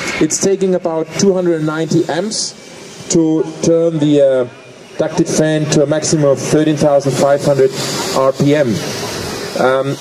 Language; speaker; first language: English; non-native, fluent; German